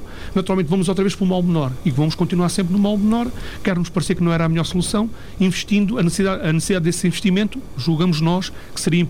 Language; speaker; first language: Portuguese; native; Portuguese